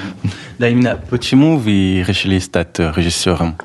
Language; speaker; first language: Russian; non-native, learner; French